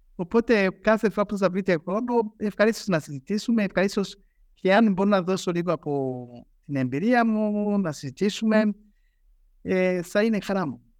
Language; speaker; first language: Greek; non-native, fluent; Rundi